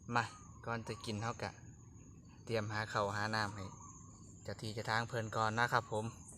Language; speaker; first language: Thai; native; Thai